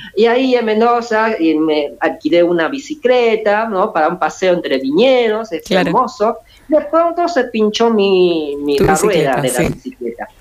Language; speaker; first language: Spanish; early bilingual, other home language; Chinese